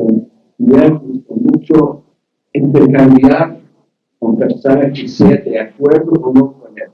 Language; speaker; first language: Spanish; non-native, learner; English